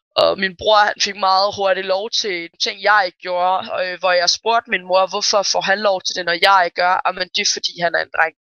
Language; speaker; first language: Danish; early bilingual, other home language; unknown